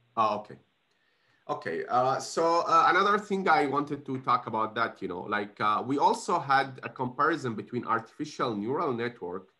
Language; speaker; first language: English; non-native, fluent; Arabic